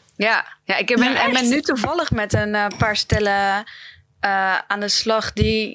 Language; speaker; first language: Dutch; native; Dutch